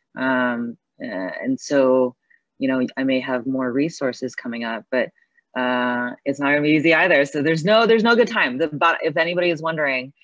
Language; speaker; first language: English; early bilingual, other home language; Chinese